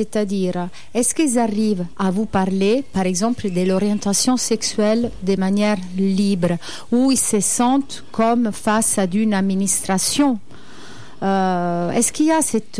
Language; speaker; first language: French; native; French